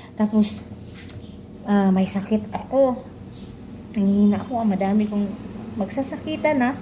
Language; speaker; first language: Filipino; non-native, local second language; Cebuano